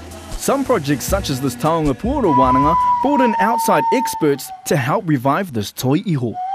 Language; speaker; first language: English; native; English